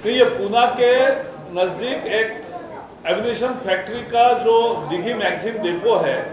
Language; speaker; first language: Hindi; non-native, local second language; Marathi